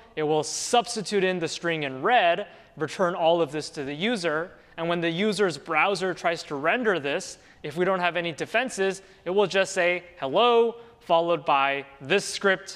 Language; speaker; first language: English; native; English